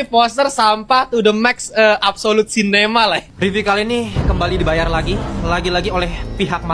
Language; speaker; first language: Indonesian; native; Indonesian